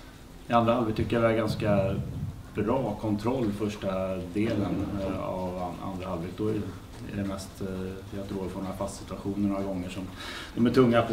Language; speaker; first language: Swedish; native; Swedish